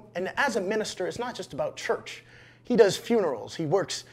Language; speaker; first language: English; native; English